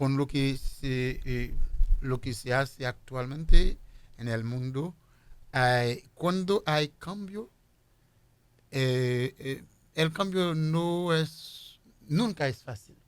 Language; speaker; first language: Spanish; non-native, fluent; Haitian Creole